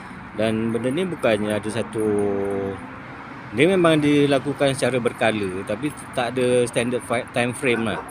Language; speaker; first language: Malay; native; Malay